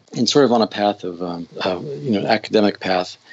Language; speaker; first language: English; native; English